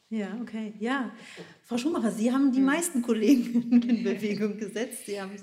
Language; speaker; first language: German; native; German